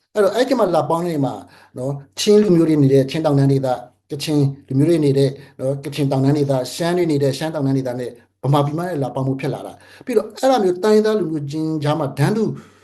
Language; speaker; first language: Burmese; native; Burmese